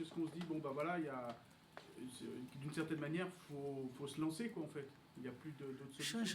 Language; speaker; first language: French; native; French